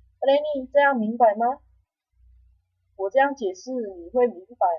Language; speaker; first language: Chinese; non-native, fluent; Indonesian